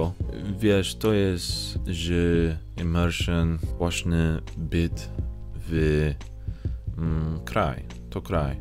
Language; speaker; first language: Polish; non-native, learner; English